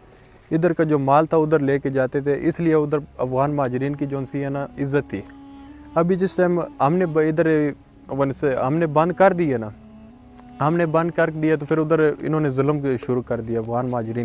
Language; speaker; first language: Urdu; early bilingual, other home language; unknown